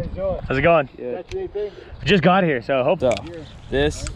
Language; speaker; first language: English; native; English